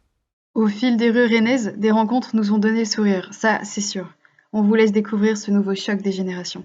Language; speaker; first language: French; native; French